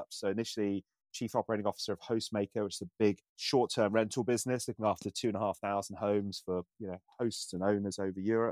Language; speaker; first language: English; native; English